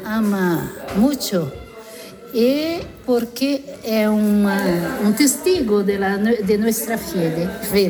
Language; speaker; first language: Spanish; non-native, learner; Italian